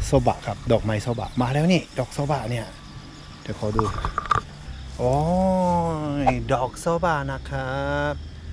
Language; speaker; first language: Thai; non-native, fluent; Japanese